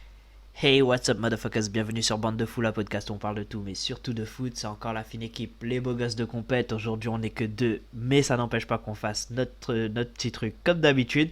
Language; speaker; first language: French; native; French